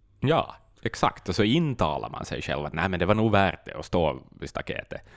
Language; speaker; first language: Swedish; native; Swedish